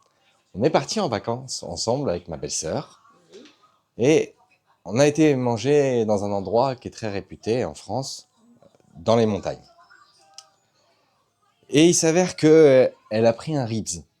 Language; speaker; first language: French; native; French